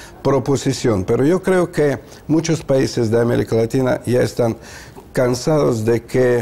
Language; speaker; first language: Spanish; non-native, fluent; Russian